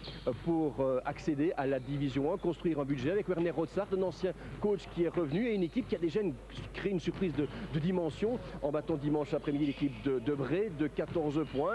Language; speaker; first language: French; native; French